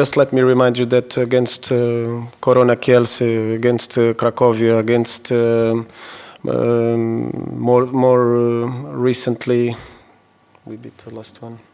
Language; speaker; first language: English; non-native, fluent; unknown